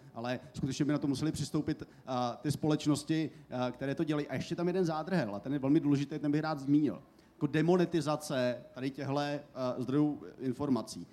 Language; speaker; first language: Czech; native; Czech